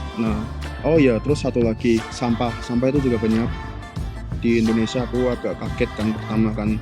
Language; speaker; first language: Indonesian; early bilingual, other home language; Japanese